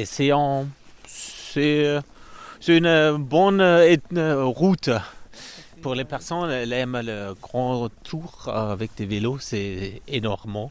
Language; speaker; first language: French; non-native, fluent; German